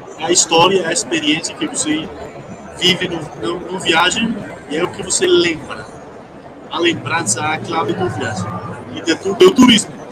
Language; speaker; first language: Portuguese; non-native, fluent; Spanish